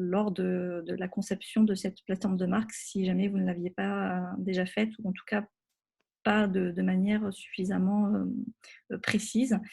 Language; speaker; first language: French; native; French